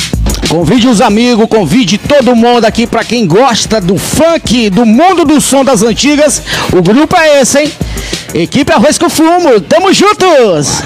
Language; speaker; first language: Portuguese; native; Portuguese